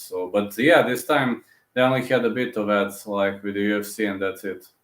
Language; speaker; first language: English; non-native, fluent; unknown